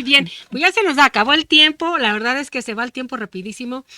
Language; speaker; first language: Spanish; native; Spanish